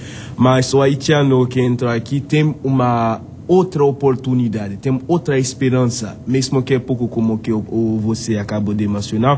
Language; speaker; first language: Portuguese; non-native, fluent; Haitian Creole